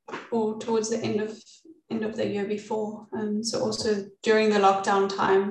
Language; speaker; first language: English; native; English